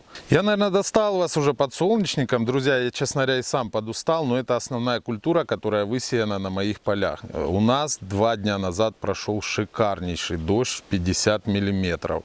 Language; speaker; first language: Russian; native; Russian